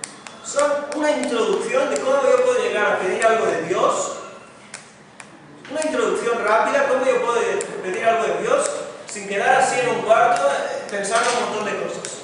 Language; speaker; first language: Spanish; non-native, fluent; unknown